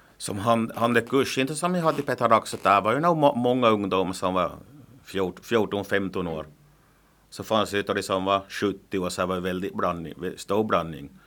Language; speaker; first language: Swedish; native; Swedish